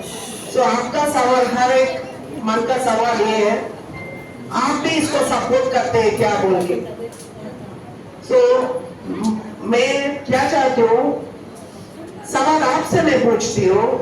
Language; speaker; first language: Hindi; non-native, local second language; Telugu